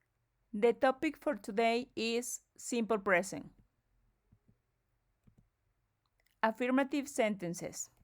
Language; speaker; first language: English; non-native, fluent; Spanish